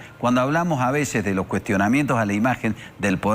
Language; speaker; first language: Spanish; native; Spanish